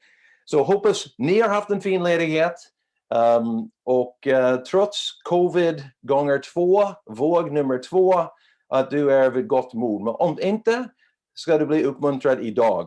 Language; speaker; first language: Swedish; non-native, fluent; English